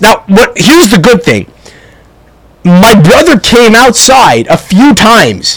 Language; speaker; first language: English; early bilingual, other home language; Italian